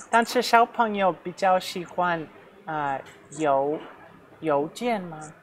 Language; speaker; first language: Chinese; non-native, learner; English